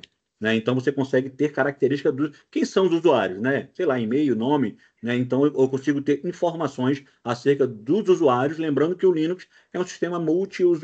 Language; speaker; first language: Portuguese; native; Portuguese